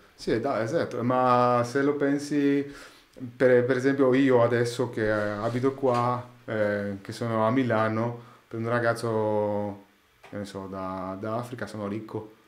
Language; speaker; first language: Italian; non-native, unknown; Greek